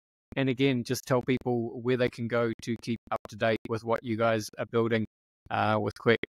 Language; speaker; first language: English; native; English